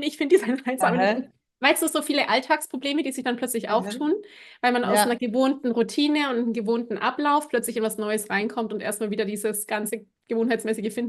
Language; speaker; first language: German; native; German